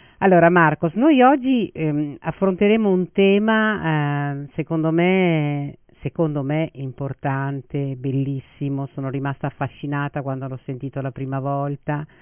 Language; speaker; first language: Italian; native; Italian